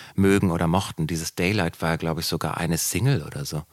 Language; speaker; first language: German; native; German